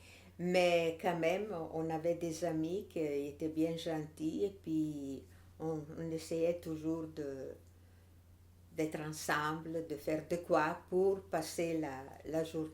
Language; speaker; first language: French; non-native, fluent; Italian